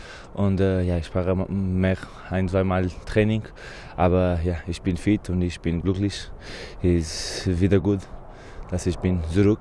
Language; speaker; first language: German; non-native, learner; Portuguese